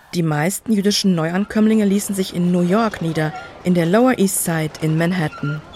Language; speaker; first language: German; native; German